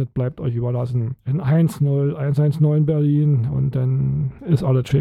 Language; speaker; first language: German; native; German